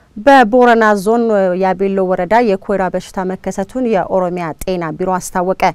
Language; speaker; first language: Amharic; non-native, local second language; Oromo